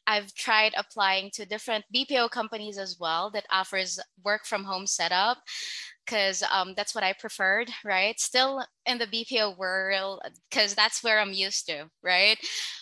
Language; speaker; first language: English; non-native, local second language; Filipino